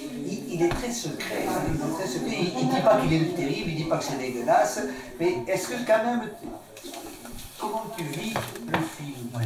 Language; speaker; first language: French; native; French